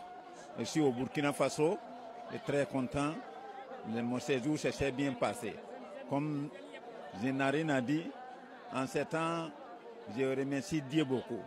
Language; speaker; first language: French; non-native, local second language; Mossi